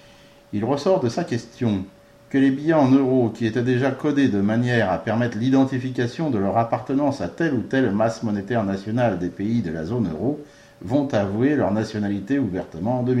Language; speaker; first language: French; native; French